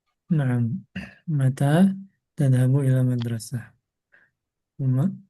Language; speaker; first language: Arabic; non-native, fluent; Indonesian